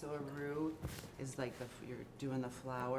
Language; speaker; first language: English; native; English